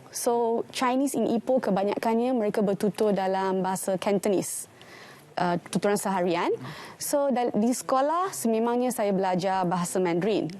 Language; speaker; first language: Malay; non-native, local second language; Tamil